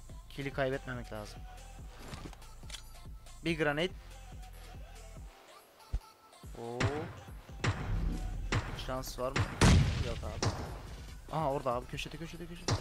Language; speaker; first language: Turkish; native; Turkish